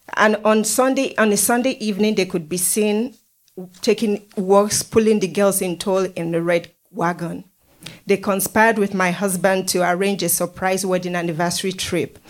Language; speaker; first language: English; non-native, local second language; Yoruba